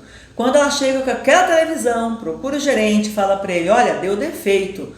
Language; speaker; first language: Portuguese; native; Portuguese